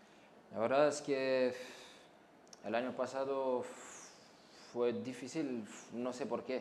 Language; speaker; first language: Spanish; non-native, fluent; French